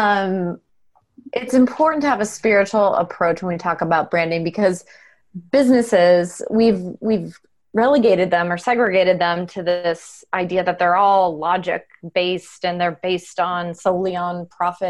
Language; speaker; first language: English; native; English